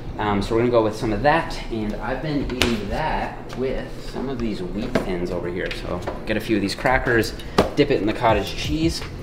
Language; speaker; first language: English; native; English